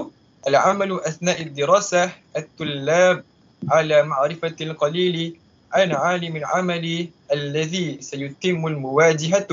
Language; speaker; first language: Arabic; non-native, learner; Malay